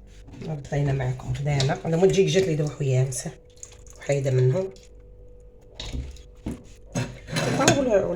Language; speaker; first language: Arabic; native; Arabic